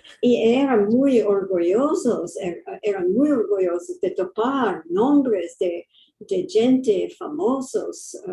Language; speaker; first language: Spanish; early bilingual, heritage; English